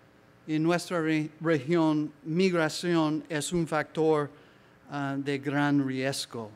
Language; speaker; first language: Spanish; non-native, learner; English